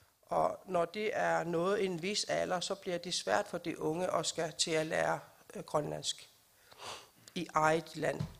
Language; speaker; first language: Danish; non-native, local second language; Kalaallisut